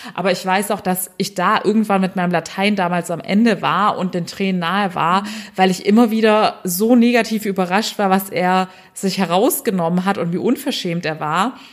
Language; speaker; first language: German; early bilingual, other home language; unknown